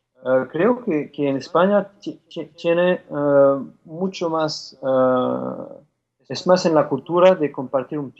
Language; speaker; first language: Spanish; non-native, fluent; French